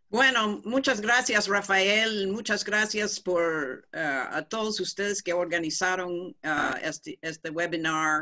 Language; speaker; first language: Spanish; non-native, fluent; English